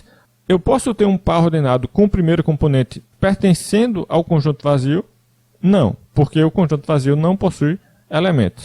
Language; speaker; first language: Portuguese; native; Portuguese